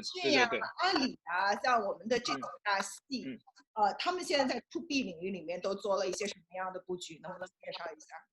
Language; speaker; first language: Chinese; native; Chinese